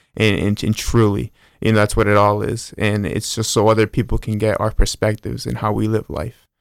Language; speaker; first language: English; early bilingual, other home language; Spanish